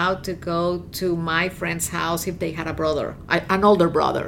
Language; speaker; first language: English; non-native, fluent; Spanish